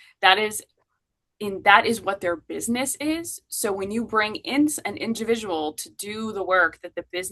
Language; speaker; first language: English; native; English